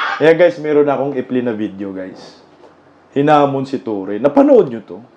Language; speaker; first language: Filipino; non-native, local second language; Cebuano